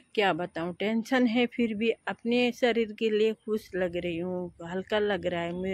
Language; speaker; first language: Hindi; non-native, local second language; Nepali